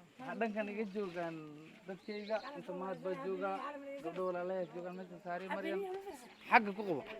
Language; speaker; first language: Somali; native; Somali